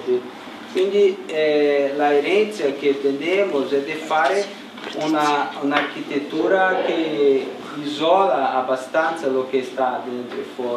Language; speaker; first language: Italian; non-native, learner; Portuguese